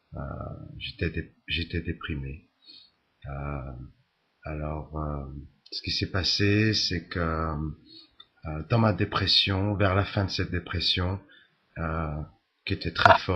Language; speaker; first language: French; native; French